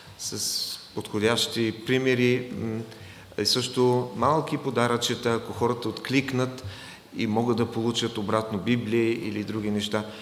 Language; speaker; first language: Bulgarian; non-native, fluent; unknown